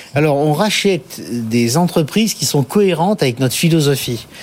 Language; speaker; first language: French; native; French